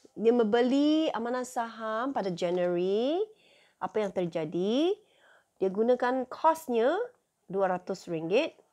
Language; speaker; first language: Malay; non-native, local second language; Chinese